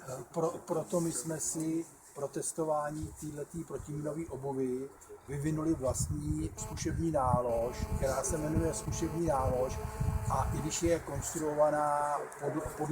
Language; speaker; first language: Czech; native; Czech